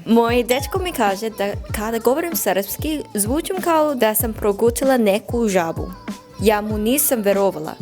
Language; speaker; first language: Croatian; non-native, learner; English